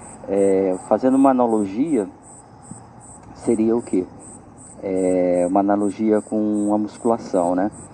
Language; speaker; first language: Portuguese; native; Portuguese